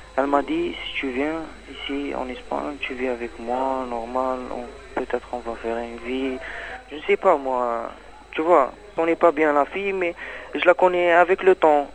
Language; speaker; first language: French; non-native, learner; Arabic